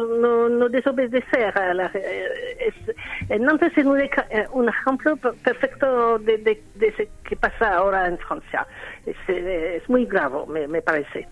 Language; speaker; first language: Spanish; non-native, learner; French